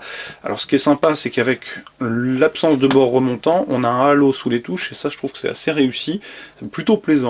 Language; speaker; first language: French; native; French